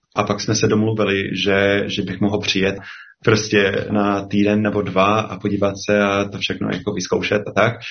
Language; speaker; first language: Czech; non-native, fluent; English